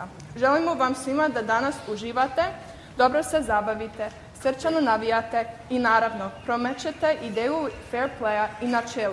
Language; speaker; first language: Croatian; early bilingual, heritage; Croatian